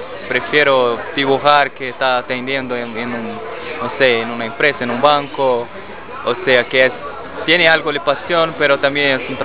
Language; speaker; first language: Spanish; non-native, fluent; Portuguese